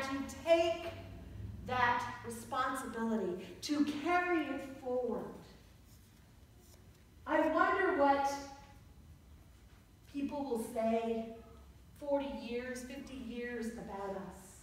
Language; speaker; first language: English; native; English